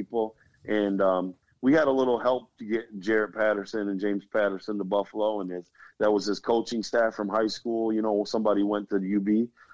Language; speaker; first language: English; native; English